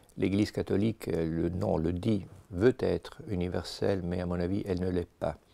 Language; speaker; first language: French; non-native, fluent; Italian